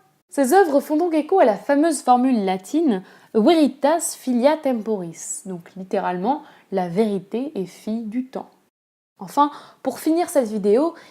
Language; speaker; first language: French; native; French